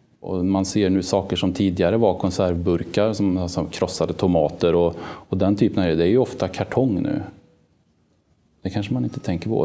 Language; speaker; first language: Swedish; native; Swedish